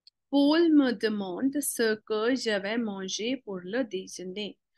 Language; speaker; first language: French; non-native, fluent; Hindi